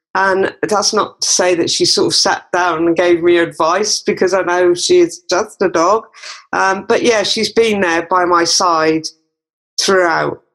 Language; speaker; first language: English; native; English